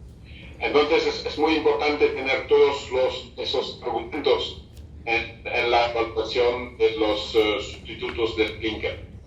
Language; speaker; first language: Spanish; non-native, fluent; French